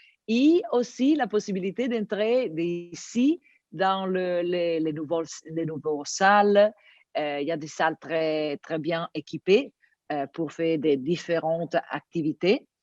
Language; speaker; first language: French; non-native, fluent; Italian